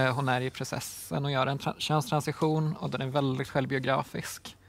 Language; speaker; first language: Swedish; native; Swedish